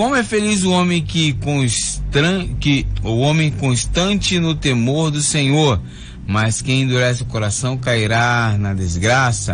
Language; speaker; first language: Portuguese; native; Portuguese